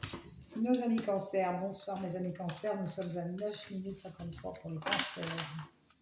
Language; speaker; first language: French; native; French